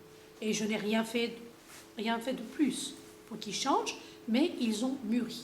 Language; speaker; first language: French; non-native, fluent; Greek